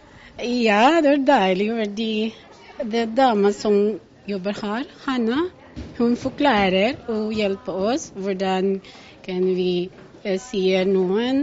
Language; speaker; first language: Norwegian; non-native, learner; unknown